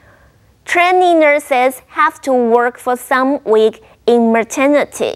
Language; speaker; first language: English; non-native, fluent; Chinese